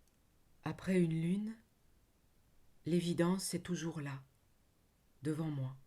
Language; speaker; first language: French; native; French